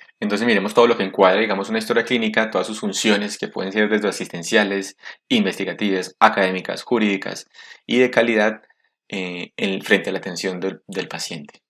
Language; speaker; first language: Spanish; native; Spanish